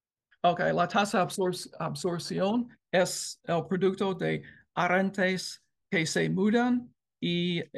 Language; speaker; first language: Spanish; non-native, learner; English